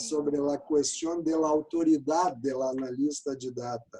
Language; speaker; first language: Spanish; non-native, learner; Portuguese